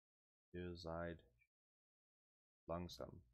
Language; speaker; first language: German; non-native, learner; English